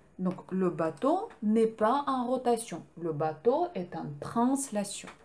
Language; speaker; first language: French; non-native, fluent; Ukrainian